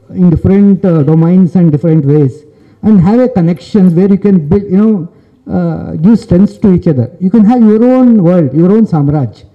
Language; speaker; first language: Hindi; non-native, local second language; Kannada